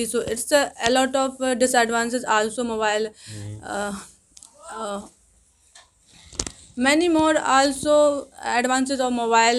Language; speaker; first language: English; non-native, learner; Hindi